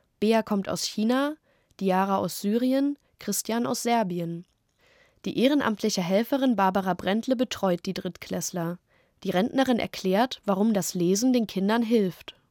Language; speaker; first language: German; native; German